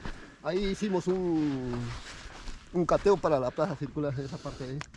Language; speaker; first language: Spanish; native; Spanish